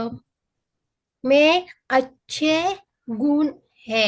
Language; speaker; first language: Hindi; non-native, learner; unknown